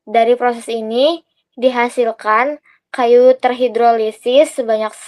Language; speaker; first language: Indonesian; native; Indonesian